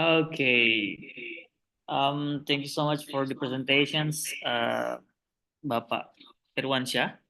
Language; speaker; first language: English; non-native, learner; Indonesian